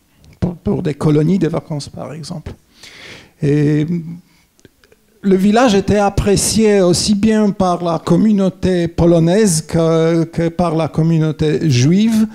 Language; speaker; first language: French; non-native, fluent; Polish